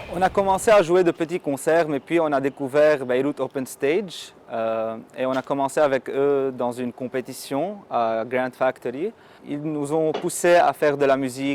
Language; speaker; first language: French; non-native, local second language; Arabic